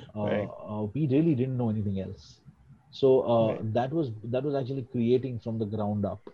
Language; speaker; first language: English; non-native, local second language; Hindi